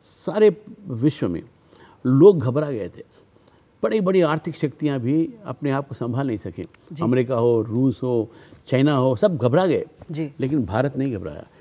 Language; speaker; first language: Hindi; non-native, local second language; Telugu